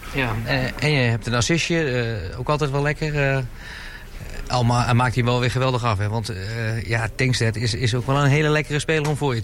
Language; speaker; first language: Dutch; native; Dutch